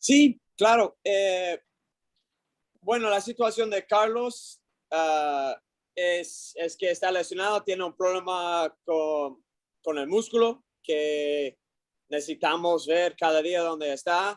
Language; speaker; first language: Spanish; non-native, learner; English